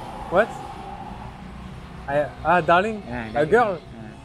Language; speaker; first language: English; non-native, learner; French